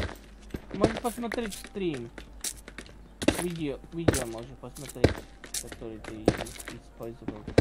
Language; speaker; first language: Russian; non-native, learner; Latvian